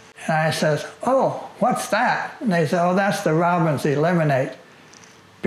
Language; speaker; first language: English; native; English